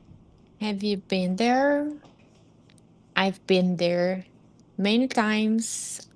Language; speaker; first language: English; non-native, learner; Portuguese